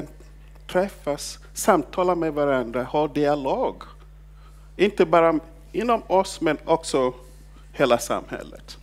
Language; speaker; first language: Swedish; non-native, fluent; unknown